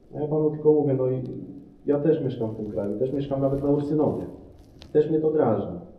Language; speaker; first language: Polish; native; Polish